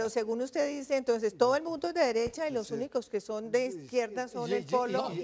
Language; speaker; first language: Spanish; native; Spanish